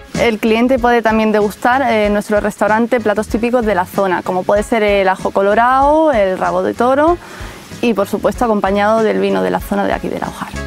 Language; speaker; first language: Spanish; native; Spanish